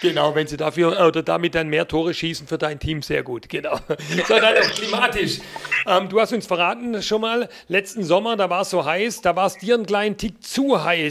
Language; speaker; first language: German; native; German